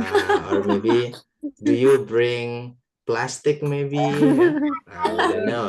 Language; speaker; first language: English; non-native, fluent; Indonesian